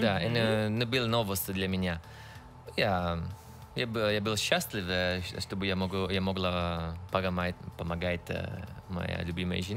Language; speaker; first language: Russian; non-native, learner; Italian